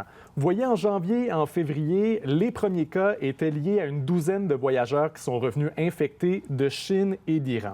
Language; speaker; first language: French; native; French